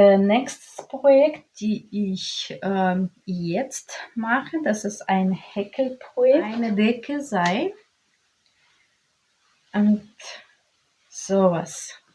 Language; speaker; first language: German; non-native, learner; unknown